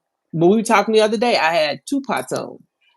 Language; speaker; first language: English; native; English